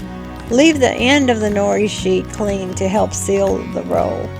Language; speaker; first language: English; native; English